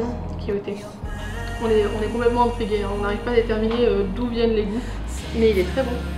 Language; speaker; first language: French; native; French